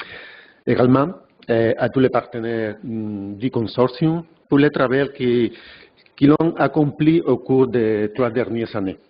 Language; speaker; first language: French; non-native, fluent; Spanish